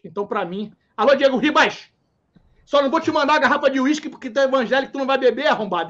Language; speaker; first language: Portuguese; native; Portuguese